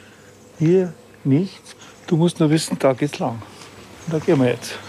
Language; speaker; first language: German; native; German